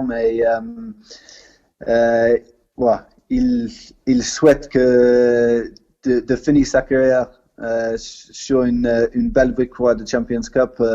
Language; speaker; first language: French; non-native, fluent; English